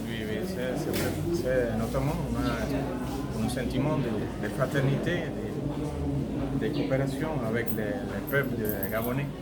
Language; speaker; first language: French; non-native, learner; Spanish